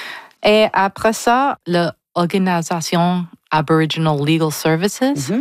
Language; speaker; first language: French; non-native, local second language; English